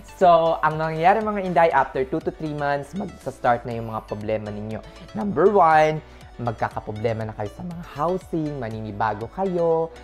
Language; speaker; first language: Filipino; native; Filipino